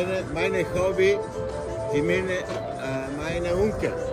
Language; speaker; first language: German; non-native, learner; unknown